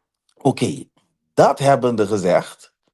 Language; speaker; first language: Dutch; non-native, local second language; Papiamento